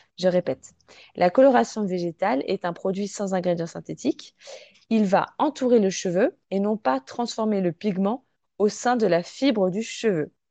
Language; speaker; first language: French; native; French